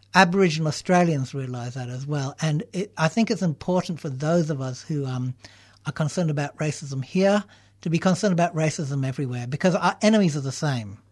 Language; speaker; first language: English; native; English